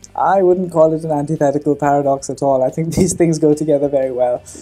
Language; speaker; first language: English; native; English